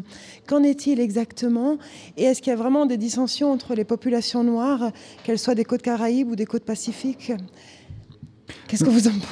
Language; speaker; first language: French; native; French